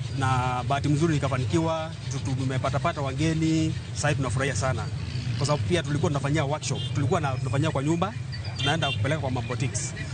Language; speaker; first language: Swahili; non-native, local second language; Kamba